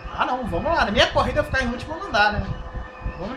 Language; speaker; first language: Portuguese; native; Portuguese